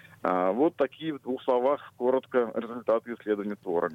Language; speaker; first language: Russian; native; Russian